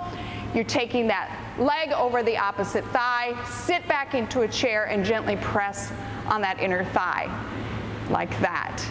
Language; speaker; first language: English; native; English